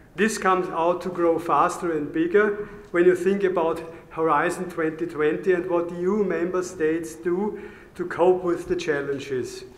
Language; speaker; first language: English; non-native, fluent; German